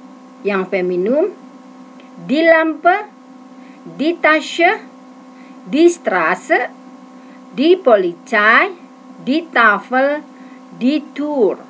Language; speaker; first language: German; non-native, fluent; Indonesian